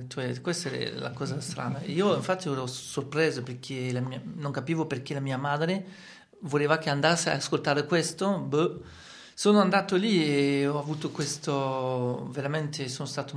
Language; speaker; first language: Italian; non-native, fluent; French